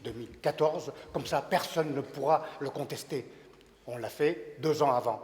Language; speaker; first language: French; native; French